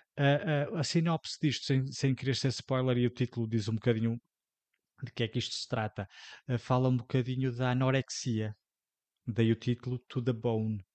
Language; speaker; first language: Portuguese; native; Portuguese